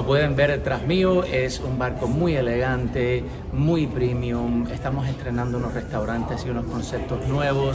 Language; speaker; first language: Spanish; native; Spanish